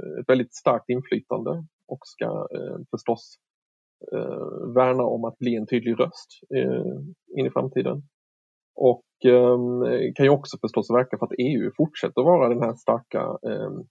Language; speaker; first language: Swedish; native; Swedish